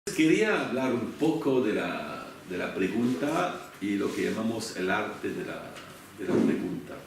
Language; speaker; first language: Spanish; non-native, fluent; French